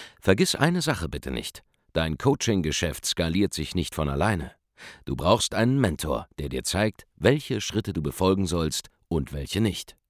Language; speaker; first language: German; native; German